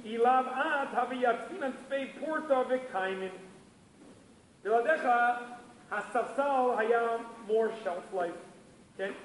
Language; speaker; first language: Hebrew; non-native, fluent; English